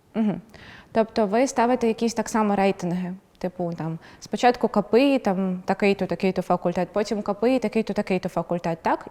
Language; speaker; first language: Ukrainian; native; Ukrainian